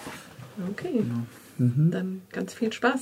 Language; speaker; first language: German; native; German